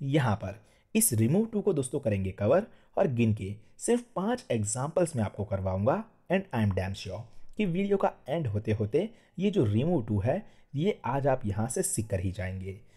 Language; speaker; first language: Hindi; non-native, local second language; Gujarati